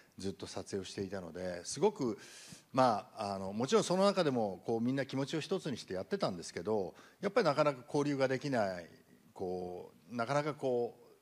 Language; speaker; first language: Japanese; native; Japanese